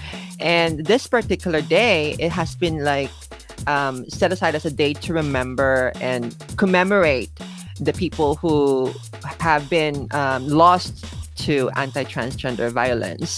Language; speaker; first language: English; non-native, local second language; Filipino